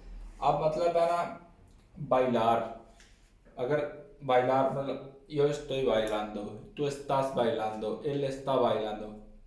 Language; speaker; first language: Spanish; non-native, fluent; Urdu